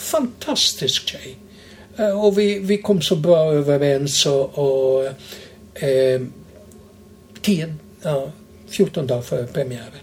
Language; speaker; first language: Swedish; non-native, fluent; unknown